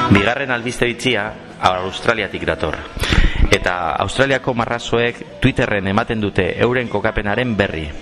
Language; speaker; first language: Basque; non-native, local second language; Spanish